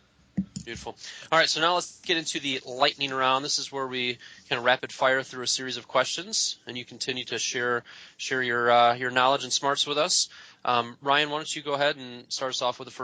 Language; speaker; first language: English; native; English